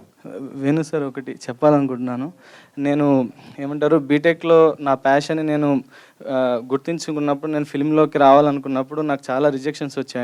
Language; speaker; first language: Telugu; native; Telugu